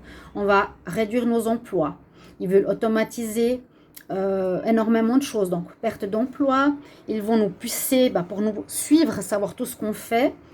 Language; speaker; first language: French; native; French